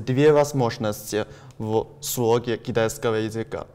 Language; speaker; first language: Russian; non-native, learner; Chinese